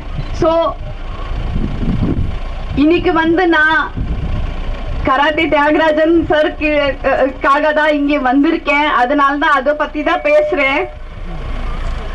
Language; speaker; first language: Tamil; non-native, fluent; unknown